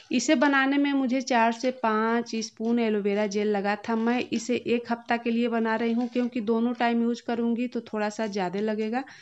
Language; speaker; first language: Hindi; native; Hindi